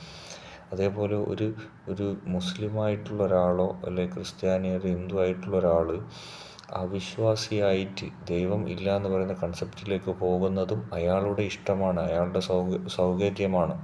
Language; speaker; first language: Malayalam; native; Malayalam